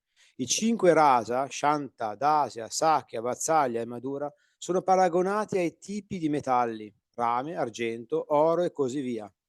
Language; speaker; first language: Italian; native; Italian